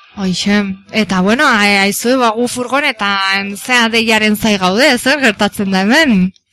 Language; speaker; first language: Basque; non-native, local second language; Spanish